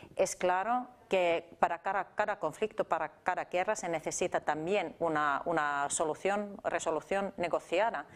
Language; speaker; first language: Spanish; non-native, fluent; Finnish